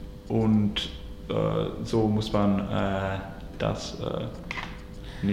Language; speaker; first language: German; non-native, learner; English